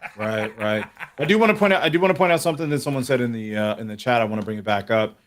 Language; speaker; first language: English; native; English